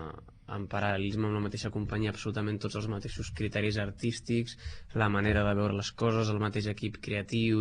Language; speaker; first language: Catalan; native; Catalan